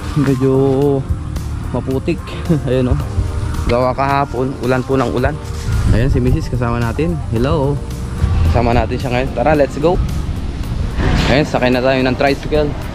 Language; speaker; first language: Filipino; native; Filipino